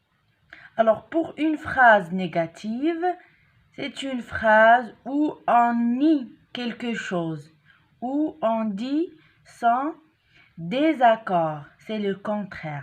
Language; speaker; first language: French; non-native, local second language; Arabic